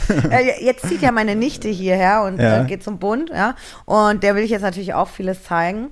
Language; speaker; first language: German; native; German